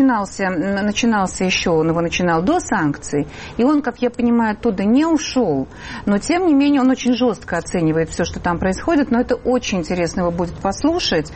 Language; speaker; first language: Russian; native; Russian